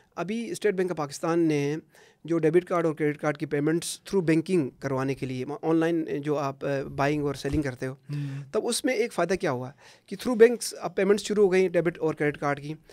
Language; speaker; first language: Urdu; non-native, local second language; Punjabi